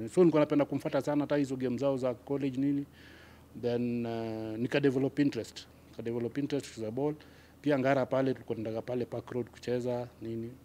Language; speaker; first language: Swahili; native; Swahili